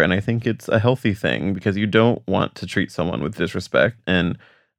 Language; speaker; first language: English; native; English